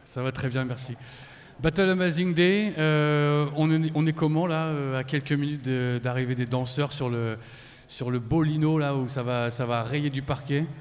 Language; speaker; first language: French; native; French